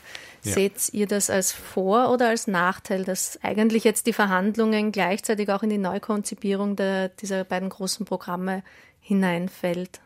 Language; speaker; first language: German; native; German